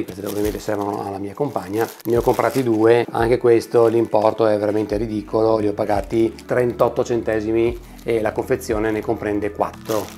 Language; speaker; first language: Italian; native; Italian